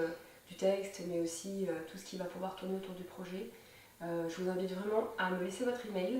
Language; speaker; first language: French; native; French